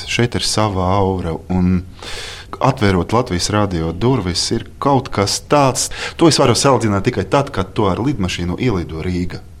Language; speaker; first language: Latvian; non-native, local second language; Russian